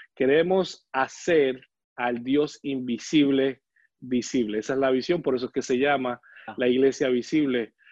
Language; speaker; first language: Spanish; native; Spanish